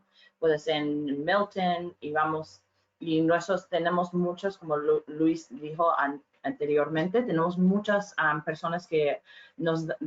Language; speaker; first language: Spanish; non-native, fluent; English